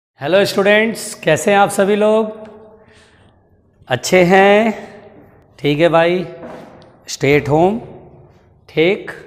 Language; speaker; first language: Hindi; native; Hindi